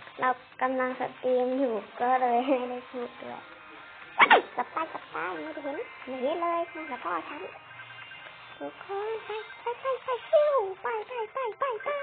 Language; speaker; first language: Thai; native; Thai